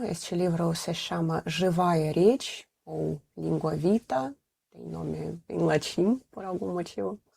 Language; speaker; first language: Portuguese; non-native, fluent; Russian